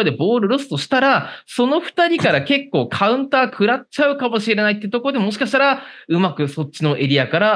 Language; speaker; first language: Japanese; native; Japanese